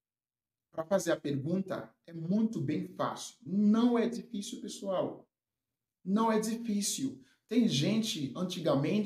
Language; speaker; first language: Portuguese; non-native, fluent; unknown